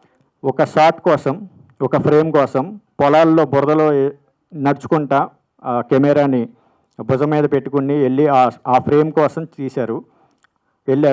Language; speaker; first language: Telugu; native; Telugu